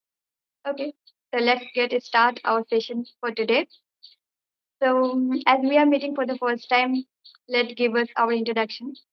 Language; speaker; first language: English; non-native, fluent; Bangla